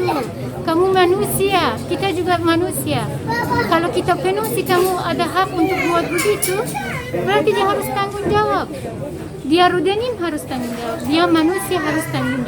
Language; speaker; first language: Indonesian; non-native, learner; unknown